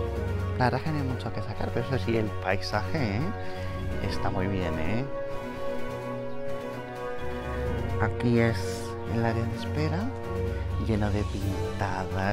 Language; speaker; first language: Spanish; native; Spanish